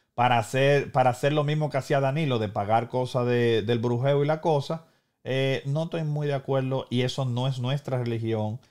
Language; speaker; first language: Spanish; native; Spanish